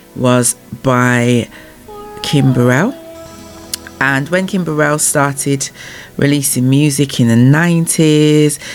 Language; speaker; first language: English; native; English